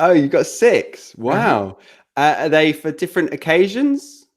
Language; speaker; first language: English; native; English